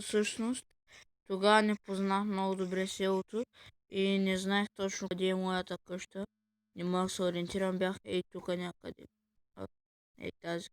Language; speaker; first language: Bulgarian; native; Bulgarian